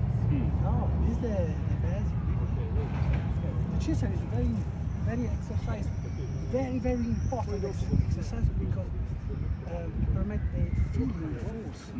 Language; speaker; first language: English; non-native, learner; Italian